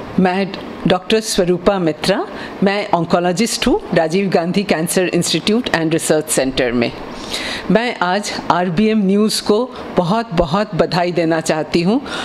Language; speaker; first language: Hindi; non-native, local second language; Bangla